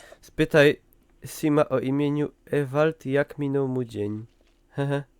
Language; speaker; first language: Polish; native; Polish